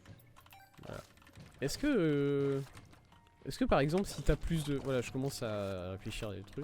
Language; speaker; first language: French; native; French